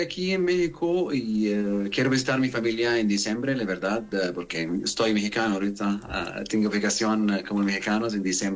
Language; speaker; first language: Spanish; non-native, learner; Arabic